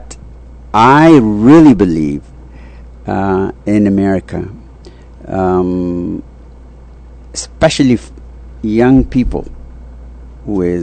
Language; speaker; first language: English; non-native, fluent; Tigrinya